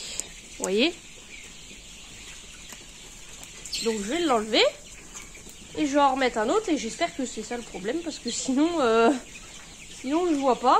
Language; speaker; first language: French; native; French